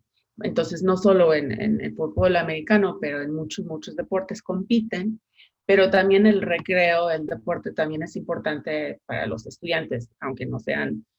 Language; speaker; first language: Spanish; non-native, fluent; English